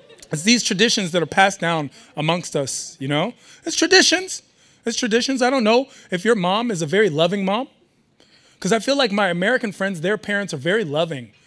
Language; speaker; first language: English; early bilingual, other home language; Persian